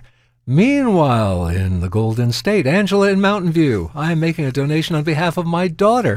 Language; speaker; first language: English; native; English